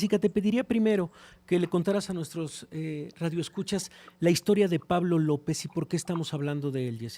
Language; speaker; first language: Spanish; native; Spanish